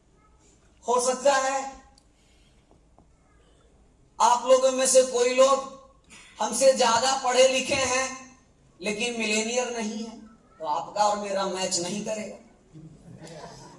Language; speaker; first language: Hindi; native; Hindi